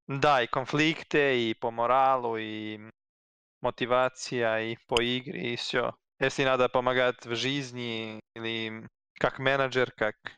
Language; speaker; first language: Russian; non-native, learner; Serbian